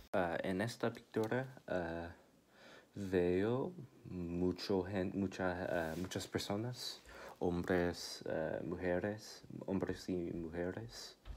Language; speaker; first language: Spanish; non-native, learner; English